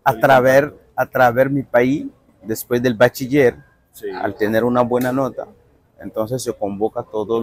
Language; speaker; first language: Spanish; non-native, fluent; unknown